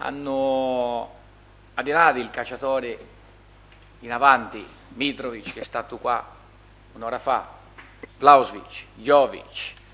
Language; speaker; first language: Italian; non-native, fluent; Portuguese